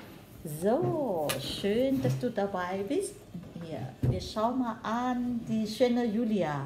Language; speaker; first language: German; non-native, learner; Vietnamese